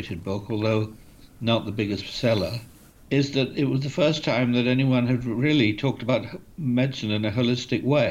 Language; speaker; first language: English; native; English